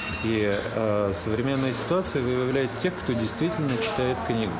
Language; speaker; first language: Russian; native; Russian